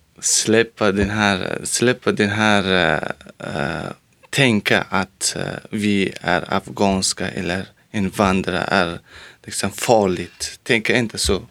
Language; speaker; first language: Swedish; non-native, learner; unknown